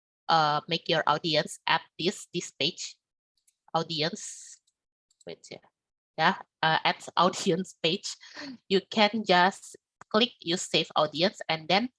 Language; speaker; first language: English; non-native, learner; Indonesian